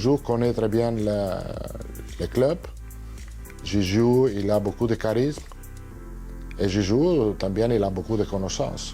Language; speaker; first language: French; non-native, fluent; Italian